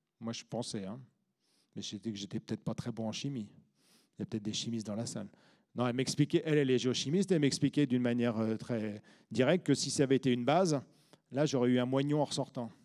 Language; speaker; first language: French; native; French